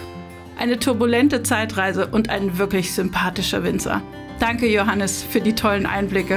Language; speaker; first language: German; native; German